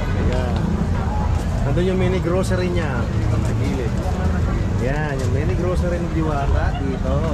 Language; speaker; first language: Filipino; non-native, local second language; Waray